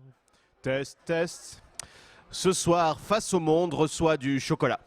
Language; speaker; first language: French; native; French